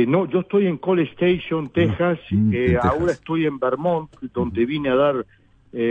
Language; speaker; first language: Spanish; native; Spanish